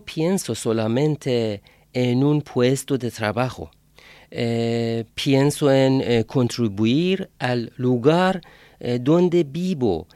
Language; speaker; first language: Spanish; non-native, fluent; Persian